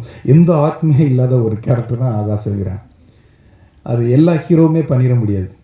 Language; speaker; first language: Tamil; native; Tamil